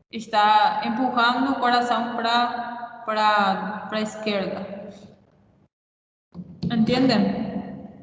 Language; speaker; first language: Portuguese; non-native, fluent; Spanish